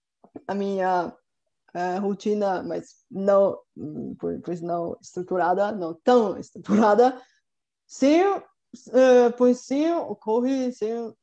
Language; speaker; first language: Portuguese; non-native, fluent; Bulgarian